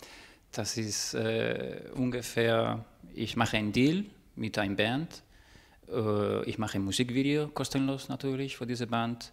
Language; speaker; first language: German; non-native, fluent; Spanish